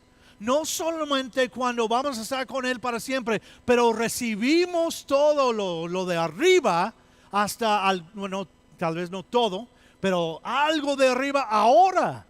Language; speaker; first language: Spanish; non-native, fluent; English